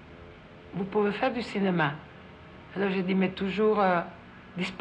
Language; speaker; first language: French; non-native, fluent; Italian